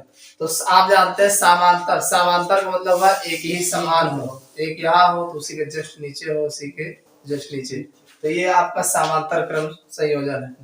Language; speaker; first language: Hindi; native; Hindi